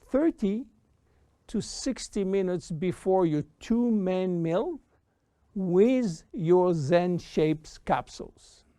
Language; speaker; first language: English; non-native, fluent; French